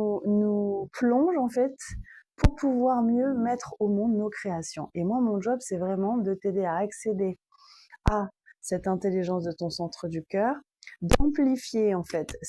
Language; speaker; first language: French; native; French